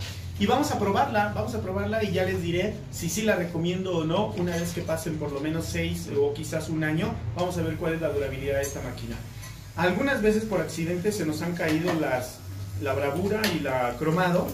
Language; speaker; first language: Spanish; native; Spanish